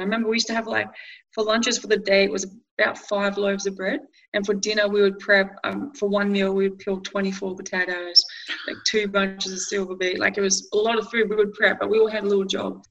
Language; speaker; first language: English; native; English